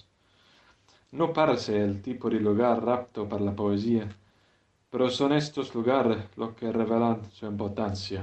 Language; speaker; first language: Spanish; non-native, fluent; English